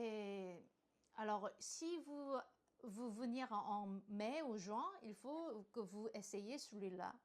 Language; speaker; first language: French; non-native, learner; Korean